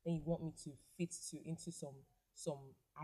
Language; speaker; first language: English; non-native, local second language; Igbo